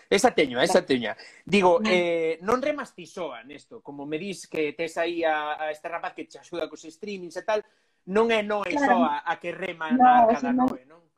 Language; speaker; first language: Galician; non-native, local second language; Spanish